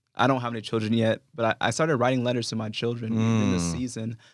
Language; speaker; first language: English; native; English